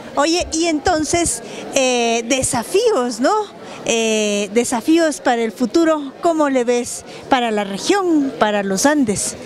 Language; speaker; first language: Spanish; native; Spanish